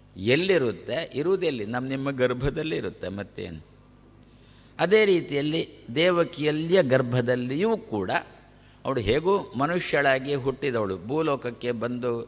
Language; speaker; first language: Kannada; non-native, local second language; Tulu